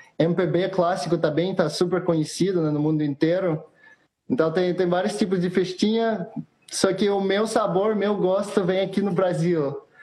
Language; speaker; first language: Portuguese; non-native, fluent; Russian